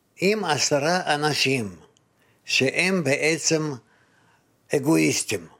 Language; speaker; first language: Hebrew; non-native, fluent; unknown